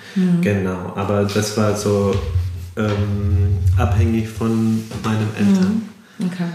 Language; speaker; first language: German; non-native, fluent; Arabic